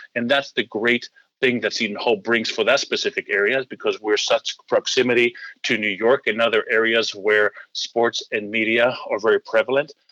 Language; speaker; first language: English; early bilingual, heritage; Greek